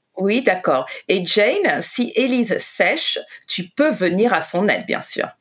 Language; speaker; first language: French; native; French